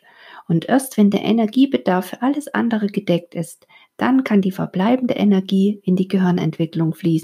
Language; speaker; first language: German; native; German